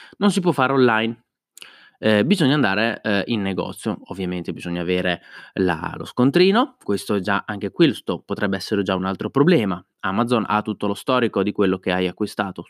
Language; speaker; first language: Italian; native; Italian